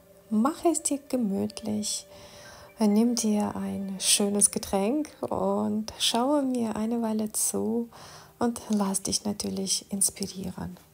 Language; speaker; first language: German; non-native, fluent; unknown